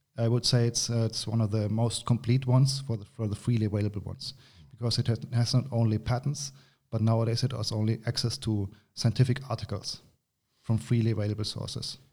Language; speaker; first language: English; non-native, fluent; German